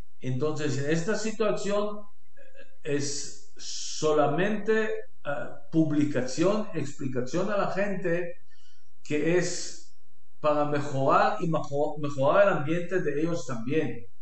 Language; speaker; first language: Spanish; non-native, learner; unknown